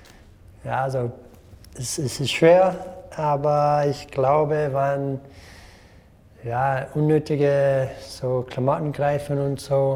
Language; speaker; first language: German; non-native, fluent; English